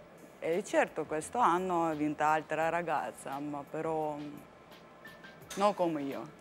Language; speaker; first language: Italian; non-native, learner; Russian